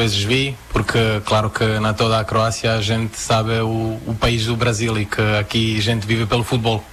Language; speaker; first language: Portuguese; non-native, fluent; Croatian